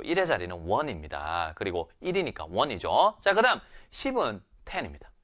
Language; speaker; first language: Korean; native; Korean